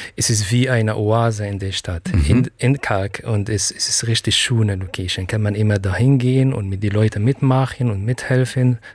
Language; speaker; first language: German; non-native, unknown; Arabic